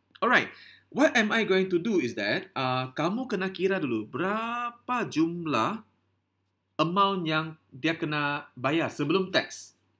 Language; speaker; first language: Malay; non-native, local second language; Chinese